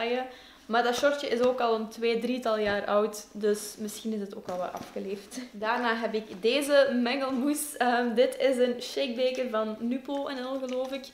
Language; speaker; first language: Dutch; native; Dutch